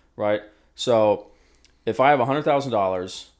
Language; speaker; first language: English; native; English